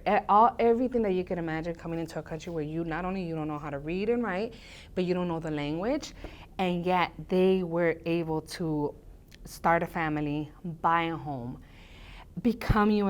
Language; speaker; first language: English; early bilingual, other home language; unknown